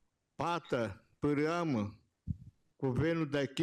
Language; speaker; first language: Portuguese; non-native, local second language; Yanomámi